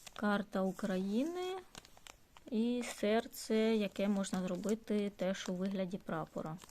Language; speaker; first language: Ukrainian; non-native, local second language; Russian